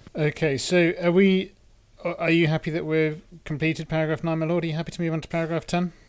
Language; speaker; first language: English; native; English